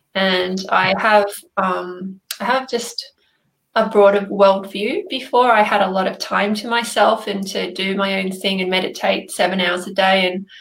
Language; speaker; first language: English; native; English